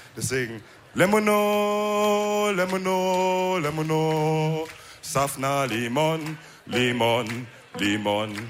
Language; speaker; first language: German; early bilingual, other home language; Wolof